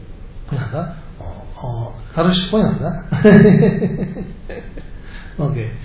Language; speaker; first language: Russian; non-native, learner; Tibetan